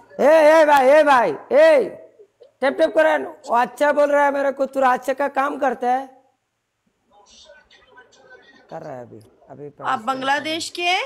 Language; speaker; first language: Hindi; non-native, learner; Bangla